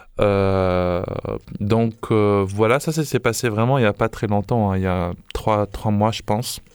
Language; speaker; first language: French; non-native, local second language; Arabic